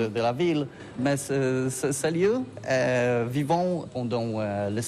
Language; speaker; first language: French; non-native, learner; Polish